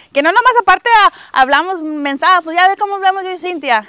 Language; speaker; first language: Spanish; early bilingual, heritage; Spanish